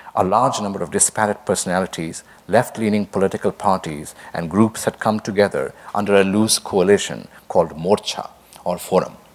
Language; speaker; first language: English; non-native, local second language; Bangla